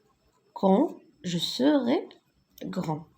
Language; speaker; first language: French; non-native, local second language; Arabic